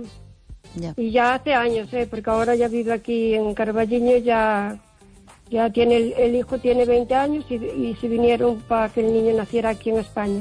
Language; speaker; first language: Spanish; non-native, local second language; Galician